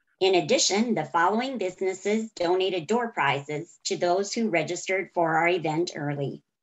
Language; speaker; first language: English; native; English